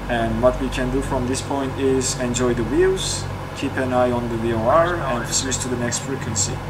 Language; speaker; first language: English; non-native, fluent; Turkish